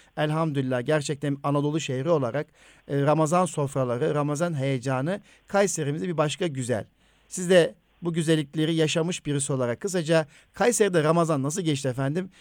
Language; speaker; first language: Turkish; native; Turkish